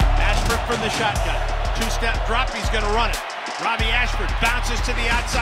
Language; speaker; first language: English; native; English